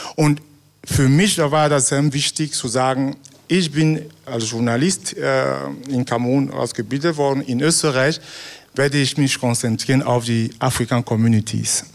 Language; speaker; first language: German; non-native, fluent; French